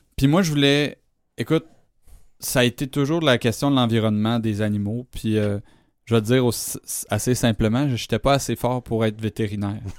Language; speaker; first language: French; native; French